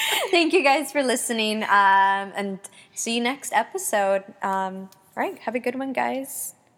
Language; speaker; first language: English; early bilingual, other home language; Spanish